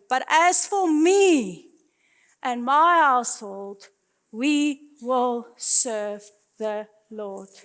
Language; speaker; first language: English; non-native, local second language; Afrikaans